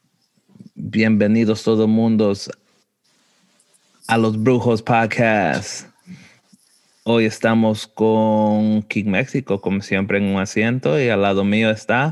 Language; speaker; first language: Spanish; early bilingual, heritage; Spanish